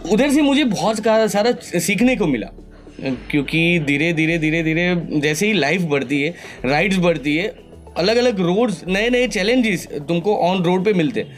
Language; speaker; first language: Hindi; non-native, local second language; Gujarati